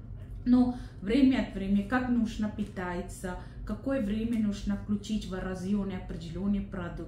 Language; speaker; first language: Russian; non-native, learner; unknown